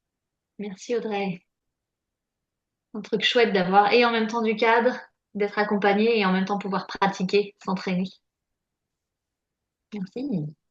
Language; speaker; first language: French; native; French